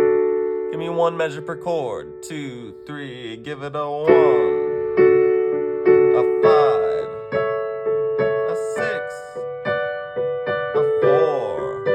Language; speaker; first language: English; native; English